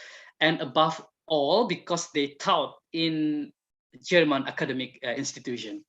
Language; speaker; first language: English; non-native, fluent; Indonesian